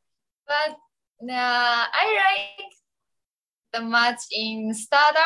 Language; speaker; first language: English; non-native, learner; Japanese